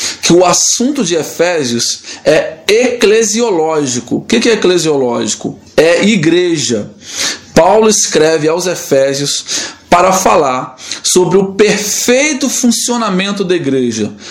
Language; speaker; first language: Portuguese; native; Portuguese